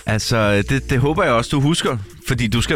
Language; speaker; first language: Danish; native; Danish